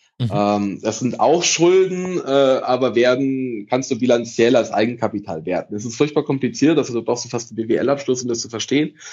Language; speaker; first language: German; early bilingual, other home language; Italian